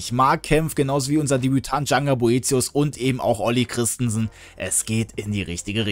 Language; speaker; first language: German; native; German